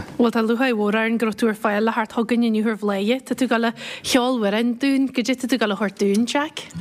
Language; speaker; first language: Irish; native; Irish